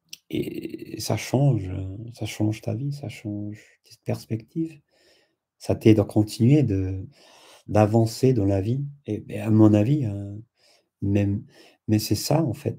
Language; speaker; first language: French; non-native, fluent; English